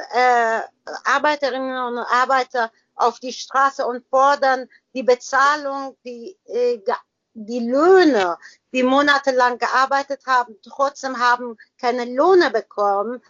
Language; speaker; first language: German; non-native, learner; Persian